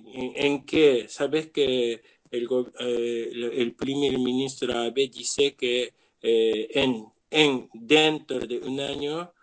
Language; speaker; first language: Spanish; non-native, learner; Japanese